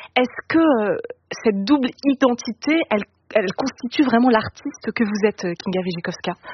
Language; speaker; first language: French; native; French